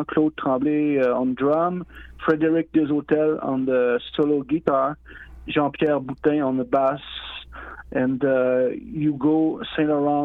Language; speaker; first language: English; non-native, fluent; Innu-aimun